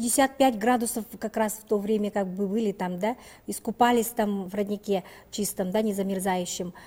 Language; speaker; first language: Russian; native; Russian